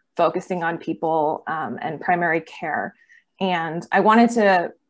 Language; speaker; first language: English; native; English